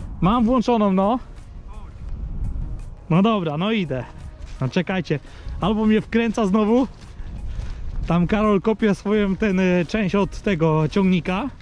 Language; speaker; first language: Polish; native; Polish